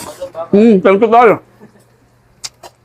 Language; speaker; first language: Filipino; native; Filipino